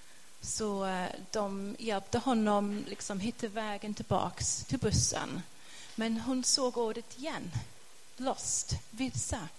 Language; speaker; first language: Swedish; non-native, fluent; English